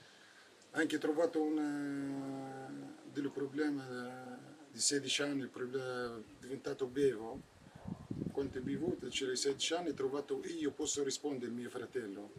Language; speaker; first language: Italian; non-native, learner; Arabic